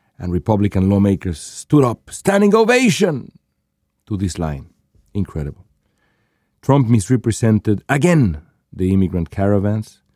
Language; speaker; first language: English; non-native, fluent; Spanish